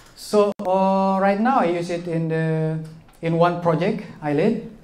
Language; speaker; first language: English; non-native, fluent; Indonesian